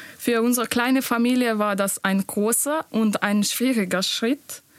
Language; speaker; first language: German; non-native, learner; Bosnian